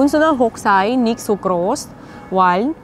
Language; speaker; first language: German; non-native, learner; Thai